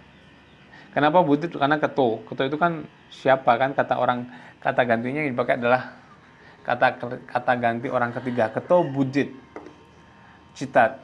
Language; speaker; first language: Indonesian; native; Indonesian